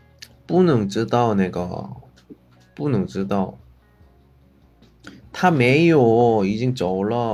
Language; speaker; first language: Chinese; non-native, learner; Korean